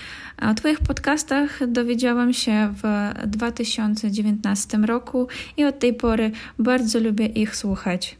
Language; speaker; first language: Polish; non-native, fluent; Russian